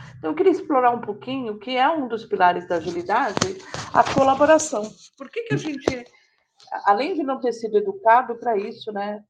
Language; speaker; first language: Portuguese; native; Portuguese